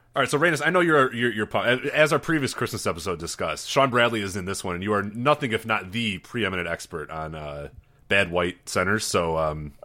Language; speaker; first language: English; native; English